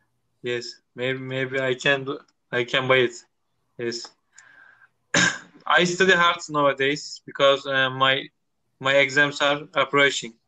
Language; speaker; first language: English; non-native, learner; Turkish